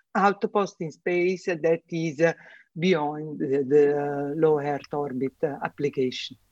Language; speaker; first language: English; non-native, fluent; Italian